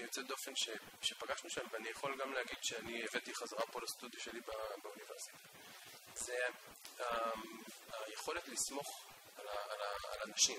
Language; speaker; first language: Hebrew; native; Hebrew